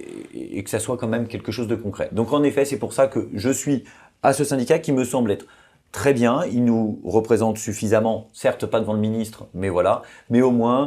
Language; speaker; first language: French; native; French